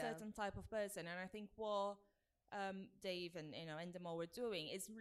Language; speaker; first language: English; non-native, fluent; Portuguese